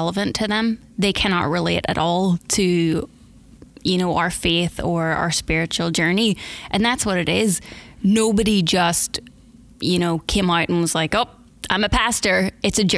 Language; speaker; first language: English; native; English